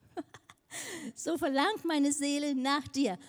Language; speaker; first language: German; non-native, fluent; Danish